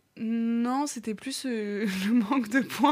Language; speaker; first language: French; native; French